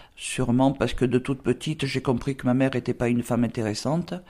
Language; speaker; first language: French; native; French